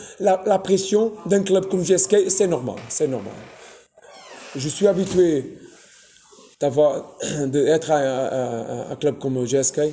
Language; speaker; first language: French; non-native, fluent; Portuguese